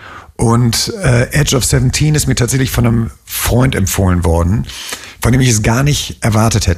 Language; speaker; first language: German; native; German